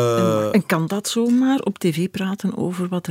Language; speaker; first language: Dutch; native; Dutch